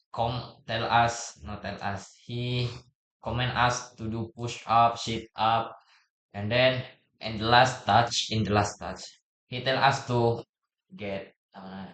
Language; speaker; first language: English; non-native, learner; Indonesian